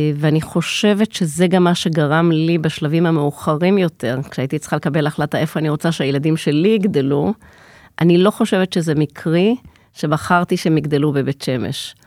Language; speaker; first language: Hebrew; native; Hebrew